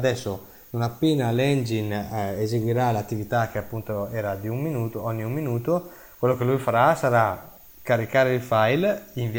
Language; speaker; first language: Italian; native; Italian